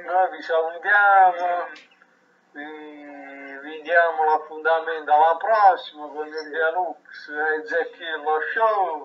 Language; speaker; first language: Italian; native; Italian